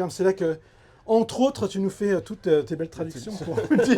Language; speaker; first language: French; native; French